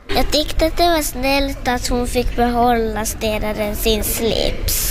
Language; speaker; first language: Swedish; native; Swedish